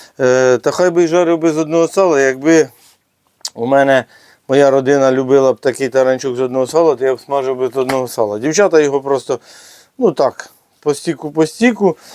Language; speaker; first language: Ukrainian; native; Ukrainian